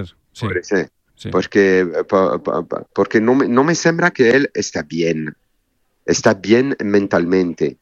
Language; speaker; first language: Spanish; non-native, learner; French